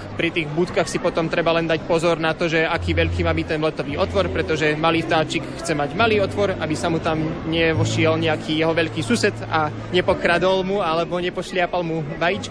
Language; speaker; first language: Slovak; native; Slovak